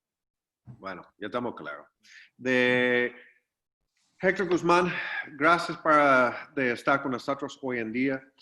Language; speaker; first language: Spanish; non-native, fluent; English